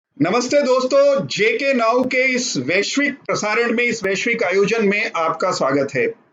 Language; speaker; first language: Hindi; native; Hindi